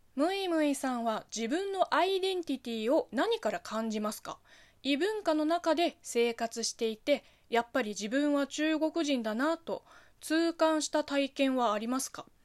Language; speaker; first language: Japanese; non-native, fluent; Chinese